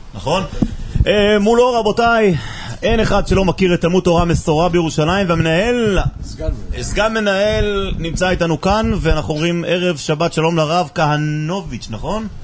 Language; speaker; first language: Hebrew; native; Hebrew